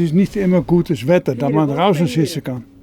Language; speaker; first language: German; non-native, learner; Dutch